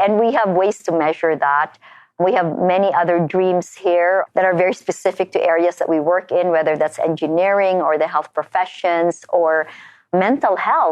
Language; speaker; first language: English; non-native, local second language; Filipino